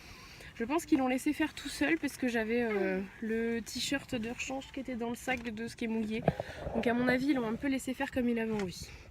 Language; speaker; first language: French; native; French